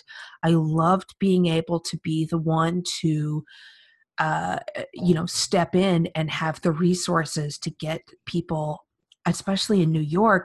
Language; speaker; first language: English; native; English